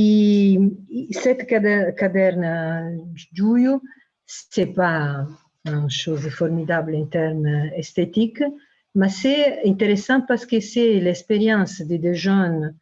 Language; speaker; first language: French; non-native, fluent; Italian